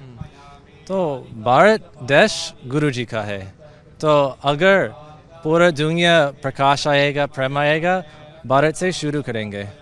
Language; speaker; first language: Hindi; non-native, learner; English